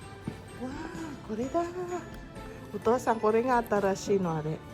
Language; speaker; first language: Japanese; non-native, fluent; Filipino